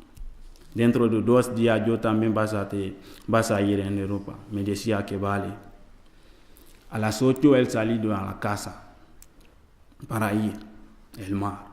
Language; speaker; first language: Spanish; non-native, learner; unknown